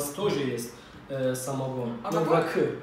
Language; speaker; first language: Russian; non-native, learner; Turkish